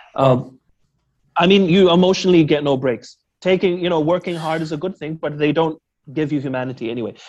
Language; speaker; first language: English; native; English